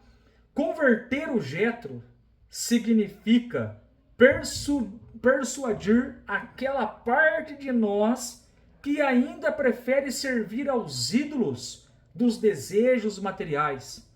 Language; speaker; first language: Portuguese; native; Portuguese